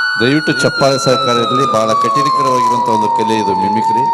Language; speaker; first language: Kannada; native; Kannada